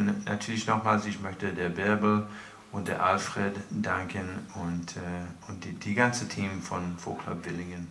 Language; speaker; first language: German; non-native, fluent; English